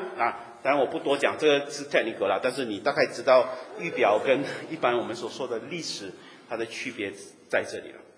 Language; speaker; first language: Chinese; native; Chinese